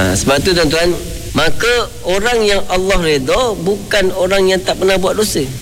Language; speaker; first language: Malay; native; Malay